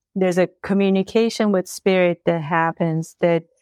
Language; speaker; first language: English; early bilingual, other home language; Persian